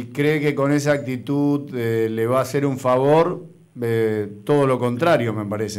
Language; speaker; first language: Spanish; native; Spanish